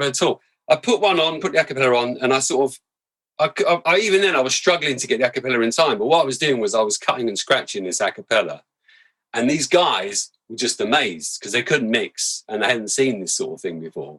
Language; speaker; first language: English; native; English